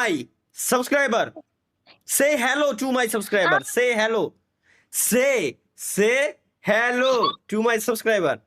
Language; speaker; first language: English; non-native, learner; Bangla